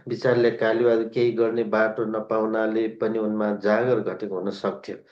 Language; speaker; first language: Nepali; native; Nepali